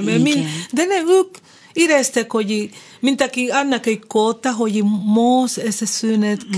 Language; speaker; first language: Hungarian; non-native, fluent; Spanish